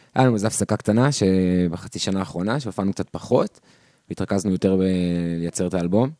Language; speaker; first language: Hebrew; native; Hebrew